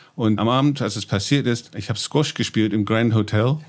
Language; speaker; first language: German; non-native, fluent; English